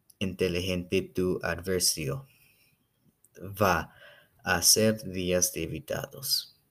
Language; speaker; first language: Spanish; non-native, learner; English